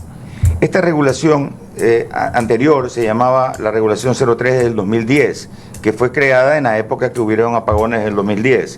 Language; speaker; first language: Spanish; native; Spanish